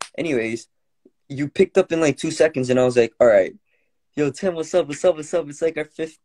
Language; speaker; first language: English; early bilingual, other home language; Korean